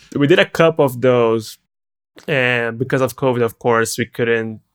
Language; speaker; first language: English; non-native, fluent; Portuguese